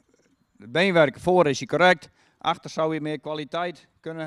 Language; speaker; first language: Dutch; native; Dutch